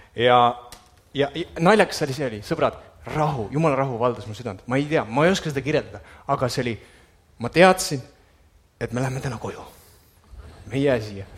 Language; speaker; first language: Estonian; native; Estonian